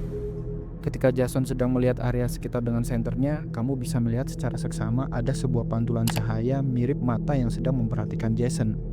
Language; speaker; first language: Indonesian; native; Indonesian